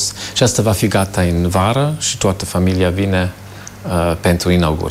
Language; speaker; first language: Romanian; non-native, fluent; German